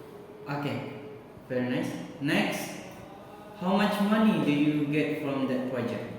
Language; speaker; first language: English; non-native, learner; Indonesian